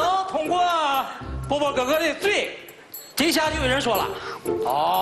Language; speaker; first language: Chinese; native; Chinese